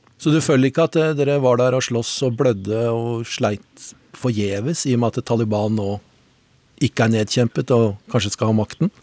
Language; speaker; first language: Norwegian; native; Norwegian